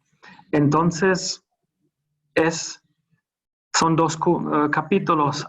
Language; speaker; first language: Spanish; non-native, fluent; German